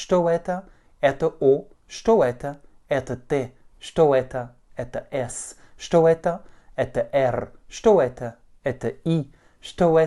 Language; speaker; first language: Russian; non-native, fluent; French